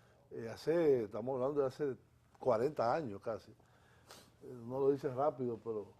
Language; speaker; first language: Spanish; native; Spanish